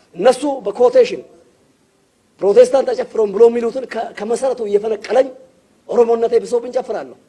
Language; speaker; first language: Amharic; non-native, local second language; Oromo